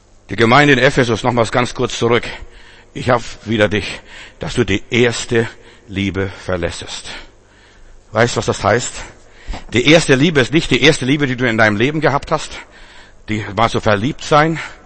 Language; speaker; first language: German; non-native, fluent; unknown